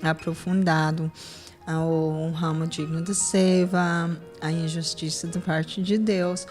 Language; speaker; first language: Portuguese; non-native, fluent; English